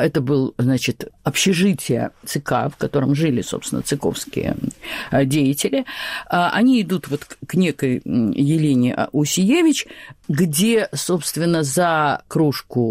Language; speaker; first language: Russian; native; Russian